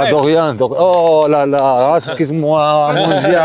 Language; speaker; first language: French; non-native, learner; Arabic